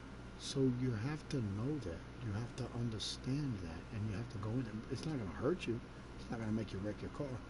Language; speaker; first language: English; native; English